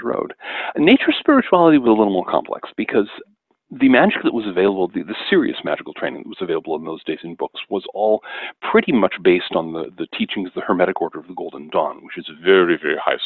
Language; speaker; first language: English; native; English